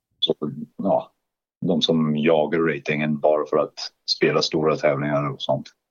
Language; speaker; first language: Swedish; non-native, fluent; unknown